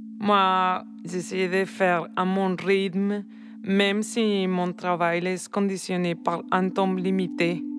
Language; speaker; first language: French; non-native, learner; Spanish